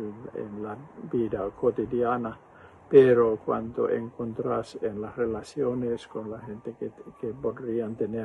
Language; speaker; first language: Spanish; non-native, fluent; Finnish